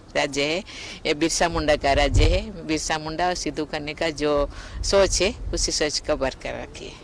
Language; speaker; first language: Hindi; non-native, local second language; Santali